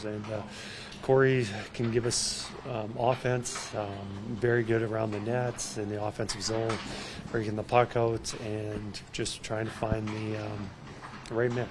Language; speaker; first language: English; native; English